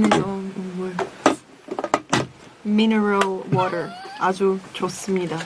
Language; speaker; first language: Korean; non-native, fluent; Russian